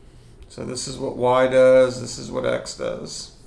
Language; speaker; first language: English; native; English